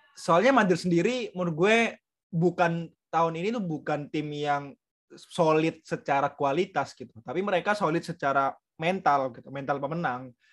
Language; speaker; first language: Indonesian; native; Indonesian